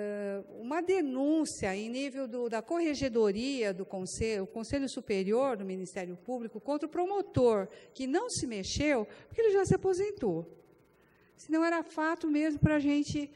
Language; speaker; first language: Portuguese; native; Portuguese